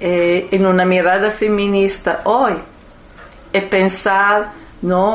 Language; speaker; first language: Spanish; non-native, fluent; Italian